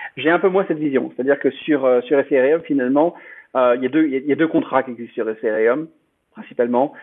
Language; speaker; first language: French; native; French